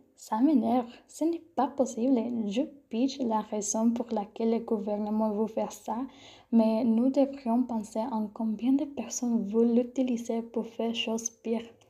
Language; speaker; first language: French; non-native, learner; Spanish